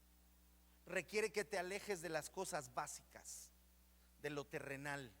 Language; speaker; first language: Spanish; native; Spanish